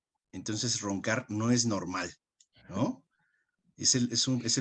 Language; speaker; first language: Spanish; native; Spanish